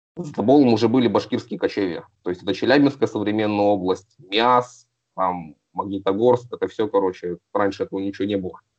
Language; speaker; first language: Russian; native; Russian